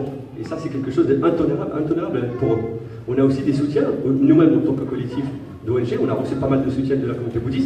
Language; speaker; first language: French; native; French